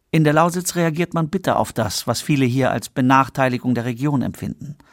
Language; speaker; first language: German; native; German